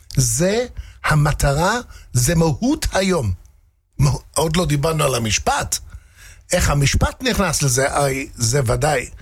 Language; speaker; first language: Hebrew; non-native, fluent; English